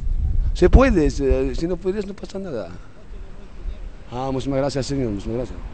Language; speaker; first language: Spanish; non-native, learner; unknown